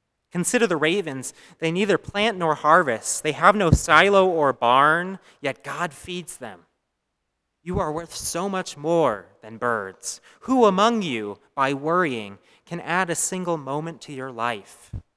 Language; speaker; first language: English; native; English